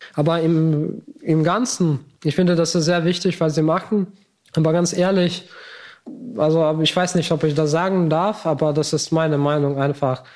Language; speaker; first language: German; non-native, fluent; Ukrainian